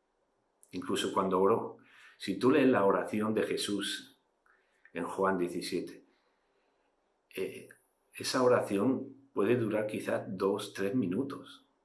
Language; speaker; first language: Spanish; native; Spanish